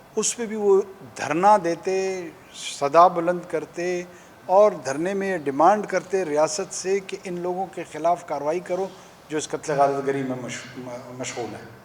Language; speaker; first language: Urdu; non-native, local second language; Pashto